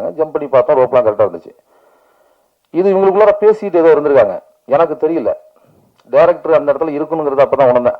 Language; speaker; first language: Tamil; native; Tamil